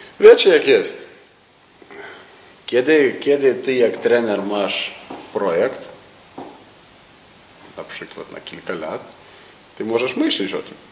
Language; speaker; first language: Polish; non-native, learner; Lithuanian